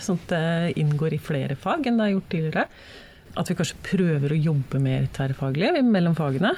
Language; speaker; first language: Norwegian; native; Norwegian